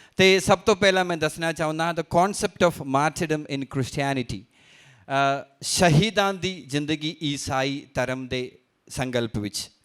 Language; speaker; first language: Punjabi; non-native, fluent; Malayalam